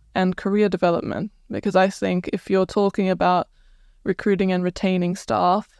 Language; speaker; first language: English; non-native, fluent; Croatian